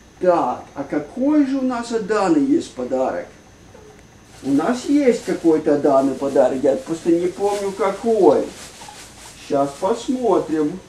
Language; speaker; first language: Russian; native; Russian